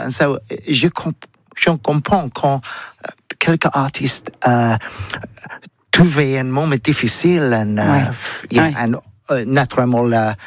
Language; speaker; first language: French; non-native, learner; English